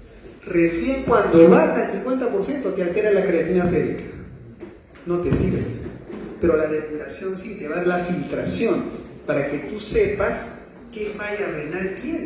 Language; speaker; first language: Spanish; native; Spanish